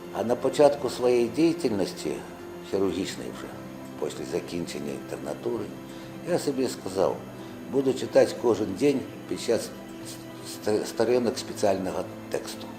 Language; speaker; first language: Ukrainian; non-native, local second language; Russian